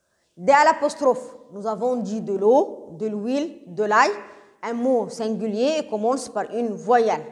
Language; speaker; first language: French; non-native, local second language; Arabic